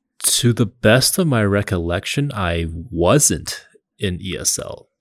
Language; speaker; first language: English; early bilingual, other home language; Cantonese